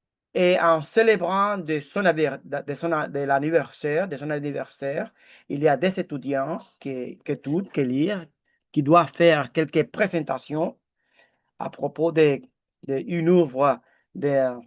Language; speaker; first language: French; non-native, learner; Spanish